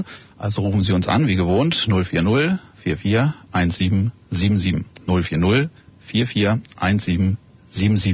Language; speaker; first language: German; native; German